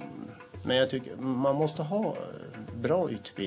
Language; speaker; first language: Swedish; non-native, fluent; Kurdish